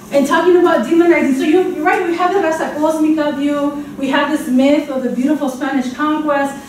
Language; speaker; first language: English; native; English